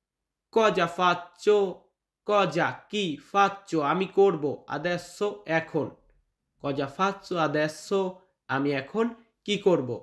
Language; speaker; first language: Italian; non-native, learner; Bangla